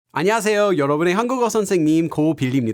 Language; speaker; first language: Korean; non-native, fluent; English